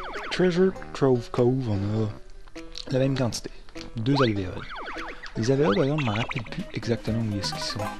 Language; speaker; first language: French; native; French